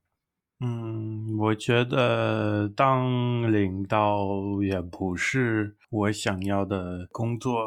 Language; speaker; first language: Chinese; non-native, learner; English